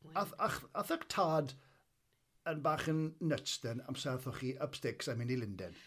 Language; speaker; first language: Welsh; native; Welsh